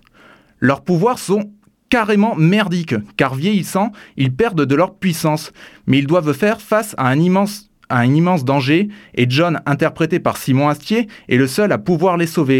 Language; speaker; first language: French; native; French